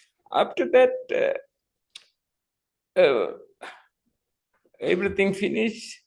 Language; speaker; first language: English; non-native, local second language; Tamil